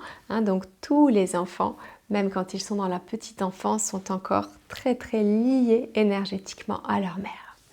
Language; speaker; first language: French; native; French